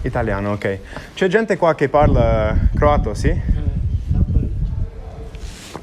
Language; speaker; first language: Italian; non-native, fluent; English